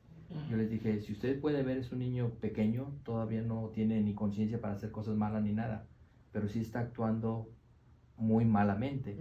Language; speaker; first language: Spanish; native; Spanish